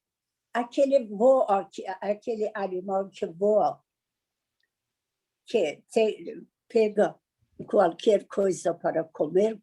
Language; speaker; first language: Portuguese; non-native, learner; Persian